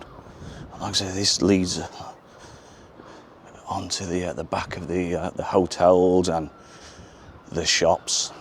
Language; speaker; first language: English; native; English